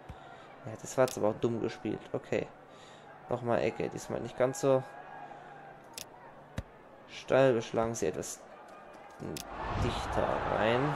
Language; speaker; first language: German; native; German